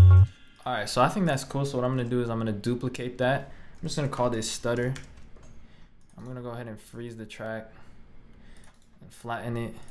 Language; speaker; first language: English; native; English